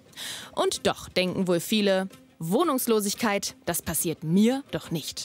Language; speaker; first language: German; native; German